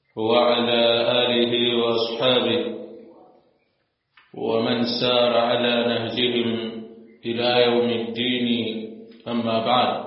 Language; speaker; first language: Arabic; non-native, fluent; Swahili